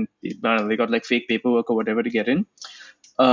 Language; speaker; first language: English; non-native, local second language; Hindi